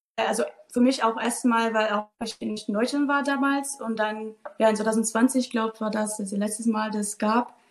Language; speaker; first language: German; non-native, fluent; Portuguese